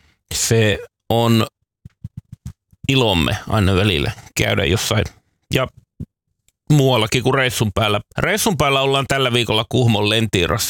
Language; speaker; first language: Finnish; native; Finnish